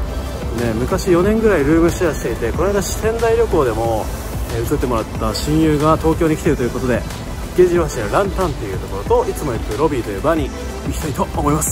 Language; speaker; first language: Japanese; native; Japanese